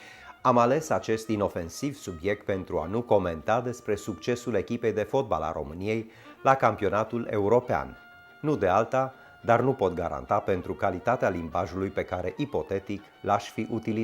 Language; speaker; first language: Romanian; native; Romanian